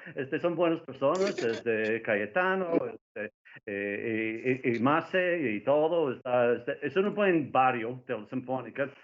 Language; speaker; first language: Spanish; non-native, fluent; English